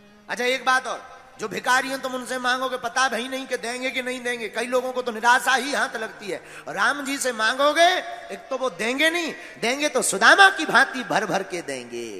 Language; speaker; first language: Hindi; native; Hindi